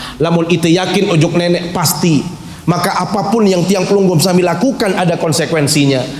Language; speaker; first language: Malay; non-native, local second language; Sasak